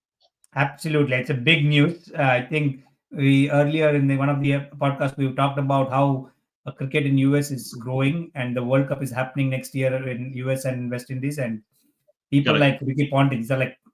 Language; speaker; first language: English; non-native, local second language; Hindi